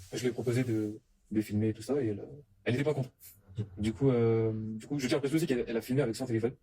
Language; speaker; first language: French; native; French